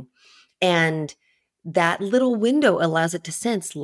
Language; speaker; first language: English; native; English